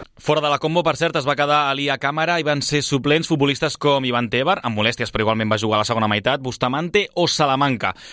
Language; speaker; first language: Catalan; native; Catalan